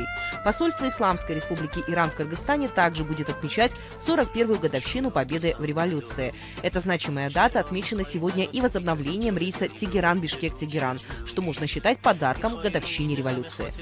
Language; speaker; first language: Russian; native; Russian